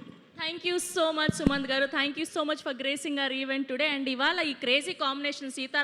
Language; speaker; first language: Telugu; native; Telugu